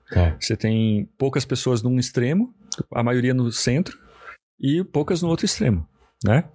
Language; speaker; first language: Portuguese; native; Portuguese